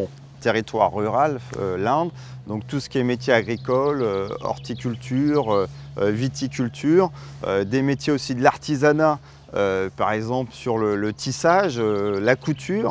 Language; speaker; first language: French; native; French